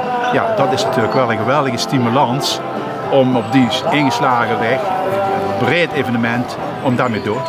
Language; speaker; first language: Dutch; native; Dutch